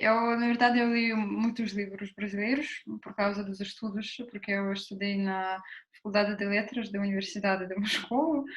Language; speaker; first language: Portuguese; non-native, fluent; Russian